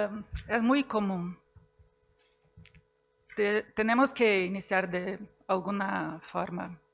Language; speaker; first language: Spanish; non-native, fluent; Portuguese